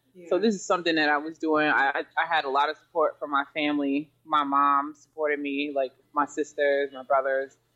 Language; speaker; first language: English; native; English